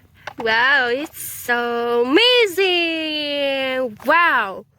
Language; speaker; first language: English; non-native, learner; Indonesian